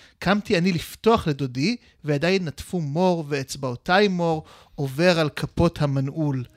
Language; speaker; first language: Hebrew; native; Hebrew